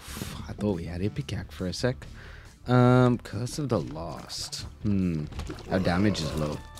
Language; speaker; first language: English; native; English